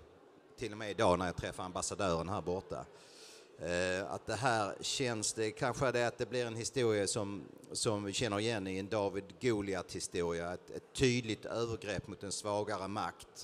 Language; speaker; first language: Swedish; native; Swedish